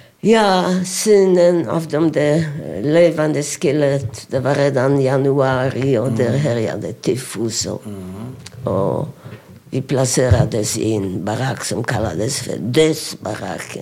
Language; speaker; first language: Swedish; non-native, fluent; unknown